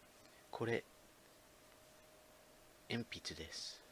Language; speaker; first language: Japanese; non-native, fluent; English